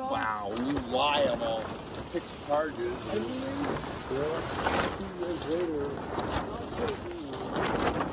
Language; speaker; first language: English; native; English